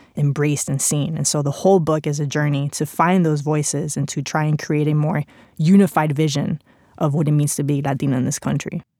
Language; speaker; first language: English; non-native, fluent; Spanish